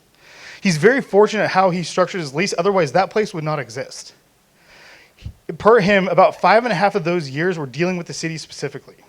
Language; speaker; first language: English; native; English